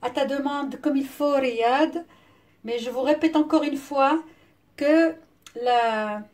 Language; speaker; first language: French; non-native, local second language; Arabic